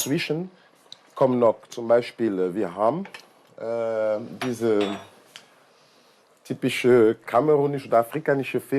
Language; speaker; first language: German; non-native, learner; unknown